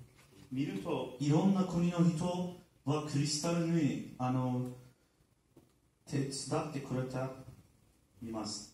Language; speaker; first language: Japanese; non-native, learner; Turkish